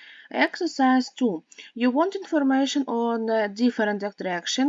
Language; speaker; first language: English; non-native, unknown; Ukrainian